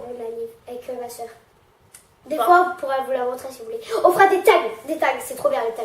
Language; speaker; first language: French; native; French